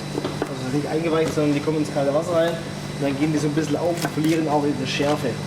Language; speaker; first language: German; native; German